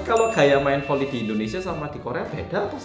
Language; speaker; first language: Indonesian; native; Indonesian